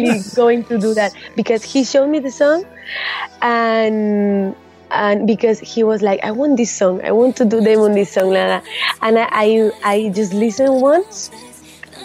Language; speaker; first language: English; non-native, fluent; Spanish